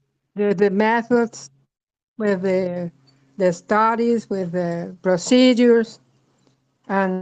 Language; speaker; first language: English; non-native, fluent; Spanish